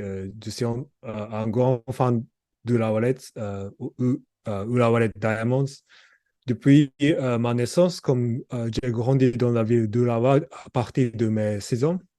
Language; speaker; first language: French; non-native, learner; Japanese